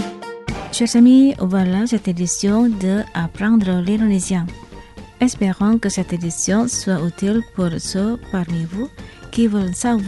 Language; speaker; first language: French; non-native, fluent; Indonesian